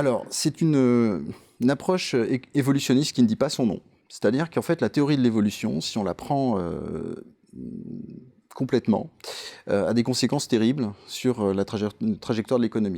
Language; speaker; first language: French; native; French